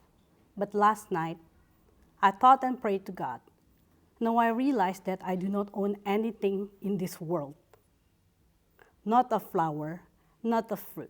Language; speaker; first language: English; non-native, fluent; Indonesian